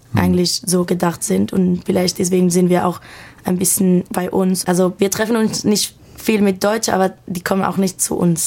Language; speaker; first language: German; non-native, learner; Spanish